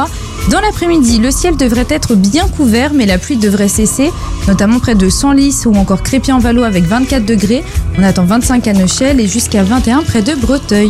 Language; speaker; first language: French; native; French